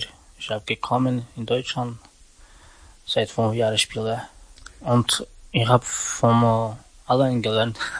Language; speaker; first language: German; non-native, learner; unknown